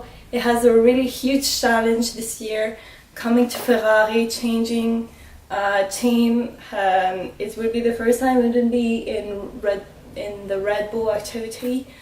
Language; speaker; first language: English; non-native, fluent; French